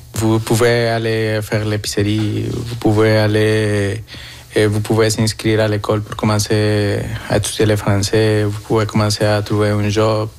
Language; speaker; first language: French; non-native, fluent; Spanish